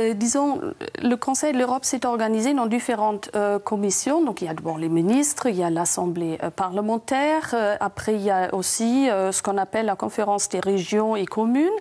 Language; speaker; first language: French; non-native, fluent; German